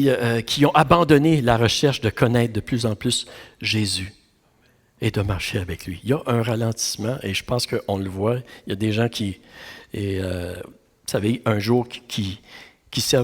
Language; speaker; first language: French; native; French